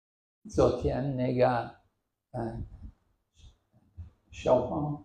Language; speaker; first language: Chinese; non-native, fluent; English